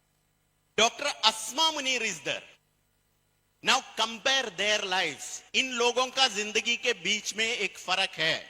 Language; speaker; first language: Hindi; non-native, fluent; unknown